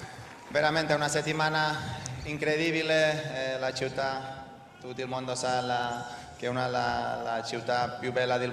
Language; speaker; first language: Italian; non-native, fluent; Spanish